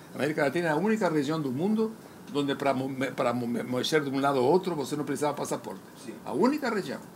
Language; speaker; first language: Spanish; native; Spanish